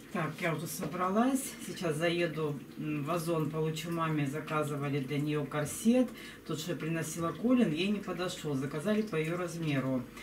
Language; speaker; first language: Russian; native; Russian